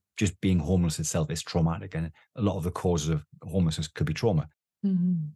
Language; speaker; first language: English; native; English